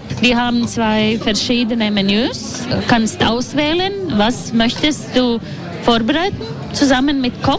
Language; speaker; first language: German; non-native, learner; Latvian